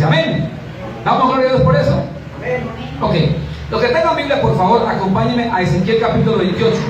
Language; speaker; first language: Spanish; native; Spanish